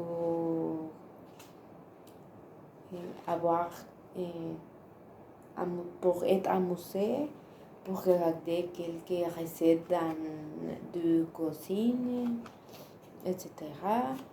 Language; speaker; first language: French; non-native, learner; Spanish